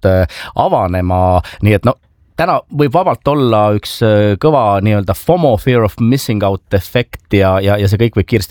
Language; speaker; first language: Estonian; native; Estonian